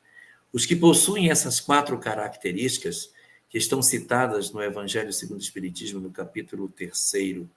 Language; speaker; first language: Portuguese; native; Portuguese